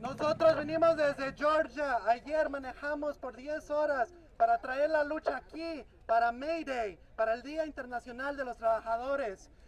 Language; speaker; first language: Spanish; early bilingual, heritage; Spanish